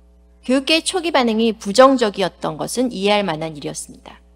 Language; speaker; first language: Korean; native; Korean